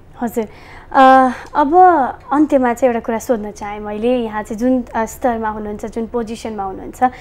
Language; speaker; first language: Nepali; native; Nepali